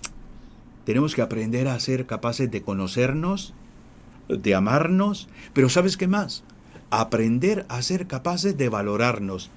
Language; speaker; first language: Spanish; native; Spanish